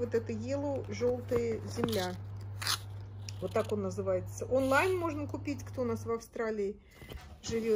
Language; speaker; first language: Russian; native; Russian